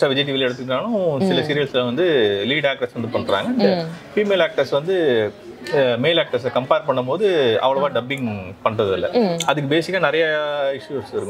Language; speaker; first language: Tamil; native; Tamil